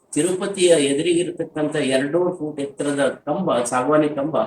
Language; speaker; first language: Kannada; early bilingual, other home language; Marathi